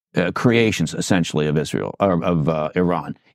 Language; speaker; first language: English; native; English